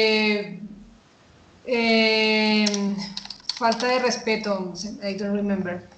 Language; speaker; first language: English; non-native, learner; Spanish